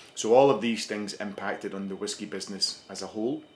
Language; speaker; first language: English; native; English